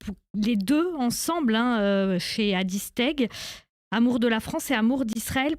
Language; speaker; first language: French; native; French